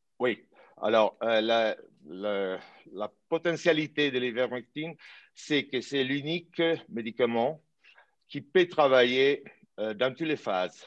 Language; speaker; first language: French; non-native, fluent; Italian